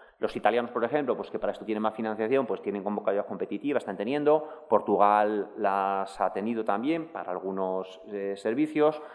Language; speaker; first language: Spanish; native; Spanish